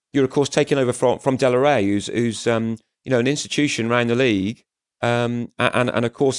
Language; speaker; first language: English; native; English